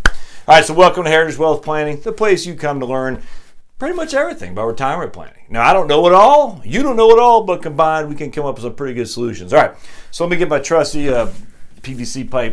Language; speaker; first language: English; native; English